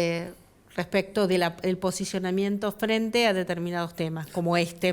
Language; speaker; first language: Spanish; native; Spanish